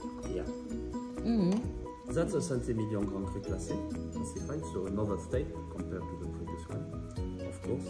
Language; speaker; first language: English; non-native, fluent; French